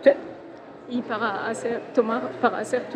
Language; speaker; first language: Spanish; non-native, learner; French